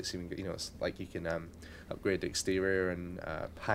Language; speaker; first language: English; native; English